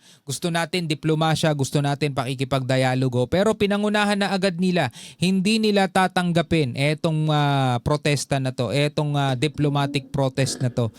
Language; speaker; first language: Filipino; native; Filipino